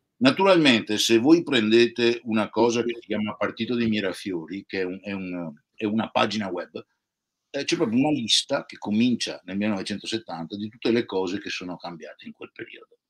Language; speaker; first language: Italian; native; Italian